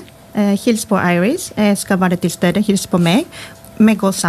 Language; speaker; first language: Norwegian; non-native, fluent; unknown